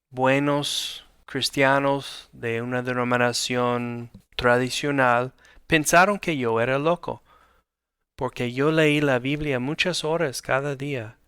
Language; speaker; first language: Spanish; non-native, fluent; English